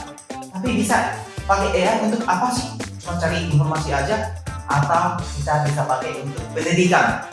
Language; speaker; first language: Indonesian; non-native, fluent; Japanese